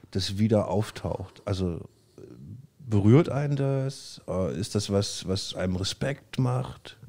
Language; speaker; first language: German; native; German